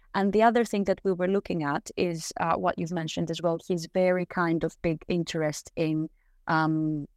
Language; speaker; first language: English; non-native, fluent; Greek